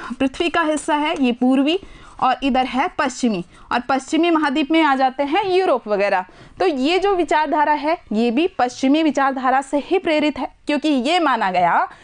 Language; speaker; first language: Hindi; native; Hindi